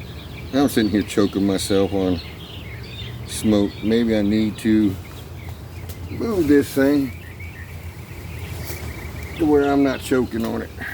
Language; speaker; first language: English; native; English